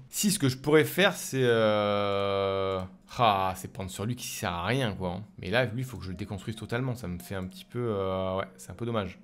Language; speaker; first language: French; native; French